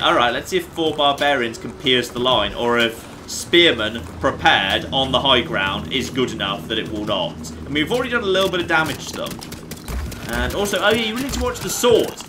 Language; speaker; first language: English; native; English